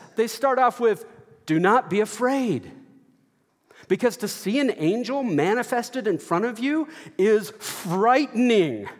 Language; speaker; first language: English; native; English